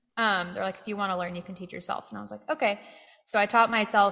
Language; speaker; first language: English; native; English